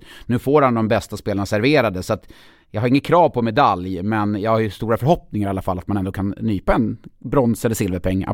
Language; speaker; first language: Swedish; native; Swedish